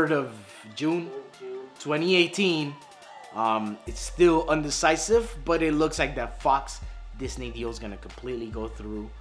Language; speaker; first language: English; native; English